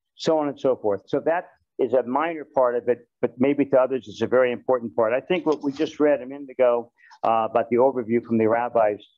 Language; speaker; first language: English; native; English